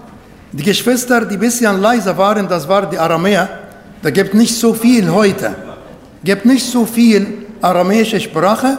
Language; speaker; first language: German; non-native, learner; Arabic